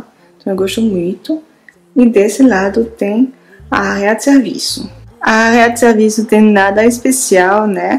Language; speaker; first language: Portuguese; non-native, fluent; French